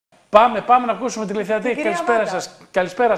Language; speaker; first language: Greek; native; Greek